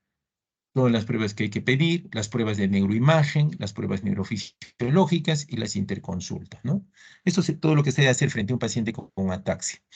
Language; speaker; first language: Spanish; native; Spanish